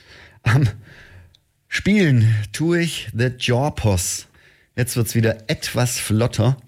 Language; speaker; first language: German; native; German